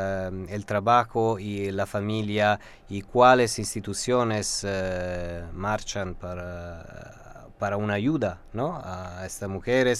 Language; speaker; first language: Spanish; non-native, learner; Italian